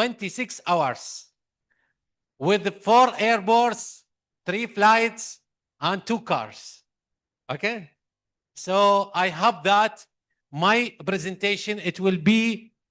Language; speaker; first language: English; non-native, fluent; Arabic